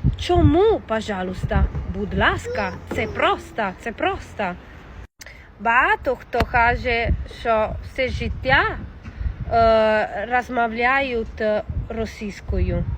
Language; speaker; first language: Ukrainian; non-native, learner; Italian